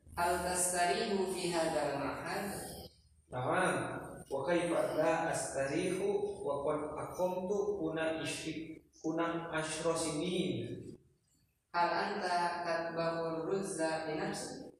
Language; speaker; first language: Arabic; non-native, fluent; Indonesian